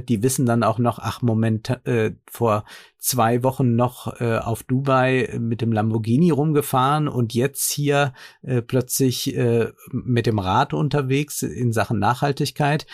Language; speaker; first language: German; native; German